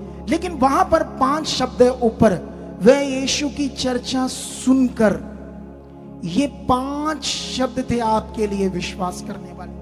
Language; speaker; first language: Hindi; native; Hindi